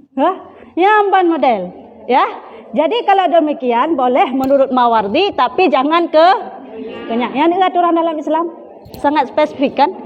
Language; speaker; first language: Malay; non-native, local second language; Achinese